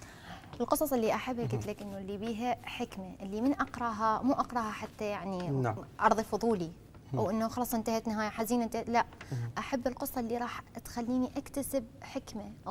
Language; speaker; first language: Arabic; native; Arabic